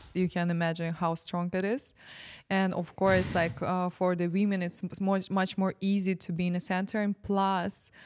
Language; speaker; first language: English; non-native, fluent; Ukrainian